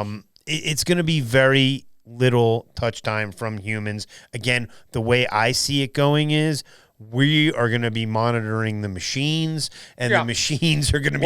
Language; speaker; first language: English; native; English